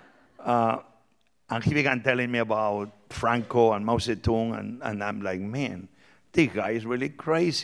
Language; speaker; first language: English; non-native, fluent; Spanish